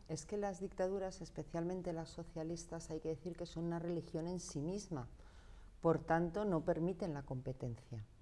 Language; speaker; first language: Spanish; native; Spanish